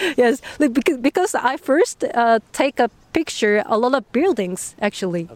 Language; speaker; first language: English; non-native, learner; Japanese